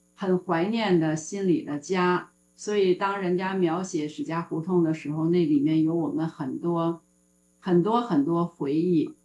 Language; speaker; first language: Chinese; native; Chinese